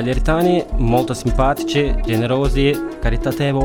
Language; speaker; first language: Italian; non-native, learner; Turkish